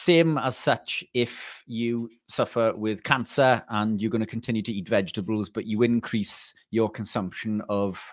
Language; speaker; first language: English; native; English